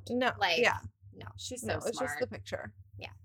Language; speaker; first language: English; native; English